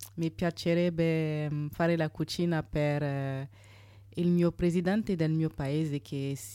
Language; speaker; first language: Italian; non-native, learner; French